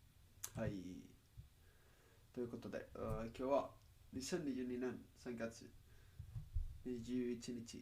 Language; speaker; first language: Japanese; non-native, learner; Spanish